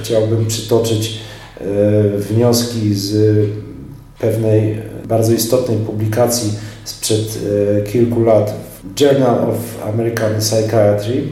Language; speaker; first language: Polish; native; Polish